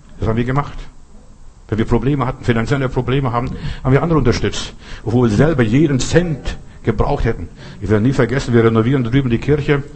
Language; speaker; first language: German; non-native, fluent; Russian